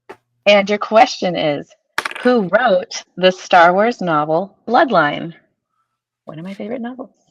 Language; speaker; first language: English; native; English